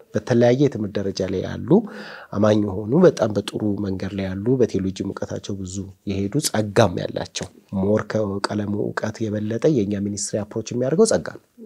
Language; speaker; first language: Amharic; native; Amharic